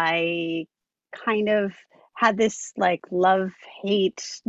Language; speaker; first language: English; native; English